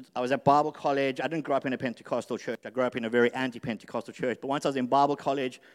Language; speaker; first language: English; native; English